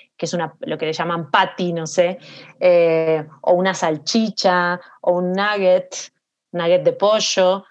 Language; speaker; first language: Spanish; native; Spanish